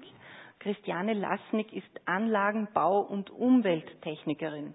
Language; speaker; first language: German; native; German